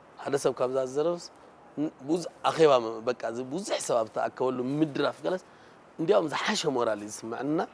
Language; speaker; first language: Tigrinya; native; Tigrinya